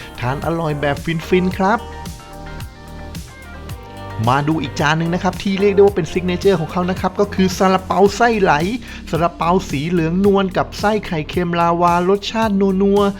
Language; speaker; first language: Thai; native; Thai